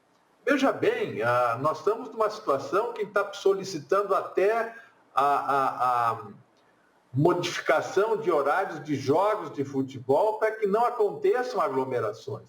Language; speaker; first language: Portuguese; native; Portuguese